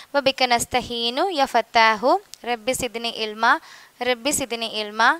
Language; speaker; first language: Hindi; non-native, local second language; Malayalam